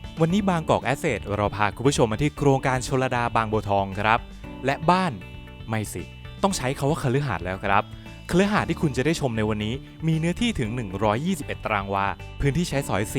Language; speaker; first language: Thai; native; Thai